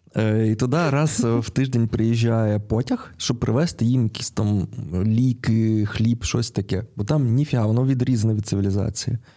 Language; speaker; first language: Ukrainian; non-native, local second language; Russian